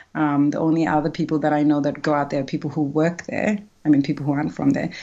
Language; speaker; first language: English; early bilingual, other home language; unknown